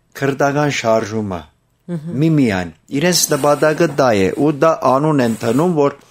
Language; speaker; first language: Armenian; early bilingual, heritage; Armenian